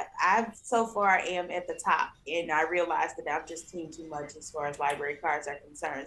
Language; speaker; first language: English; native; English